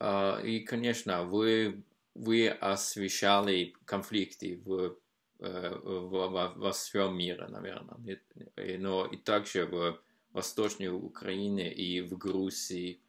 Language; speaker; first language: Russian; non-native, fluent; Norwegian